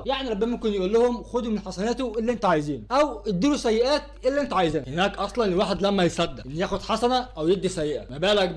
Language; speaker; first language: Arabic; native; Arabic